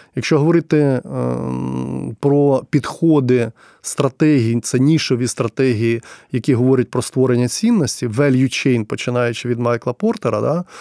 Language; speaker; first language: Ukrainian; non-native, local second language; Russian